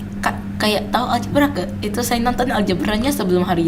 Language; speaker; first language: Indonesian; non-native, local second language; English